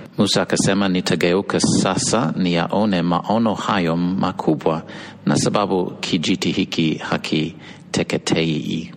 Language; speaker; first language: Swahili; non-native, fluent; English